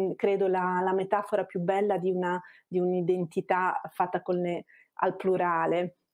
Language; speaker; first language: Italian; non-native, fluent; Bosnian